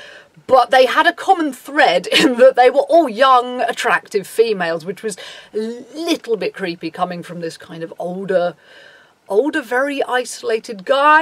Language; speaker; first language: English; native; English